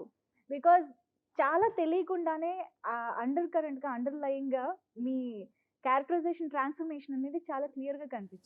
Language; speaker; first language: Telugu; native; Telugu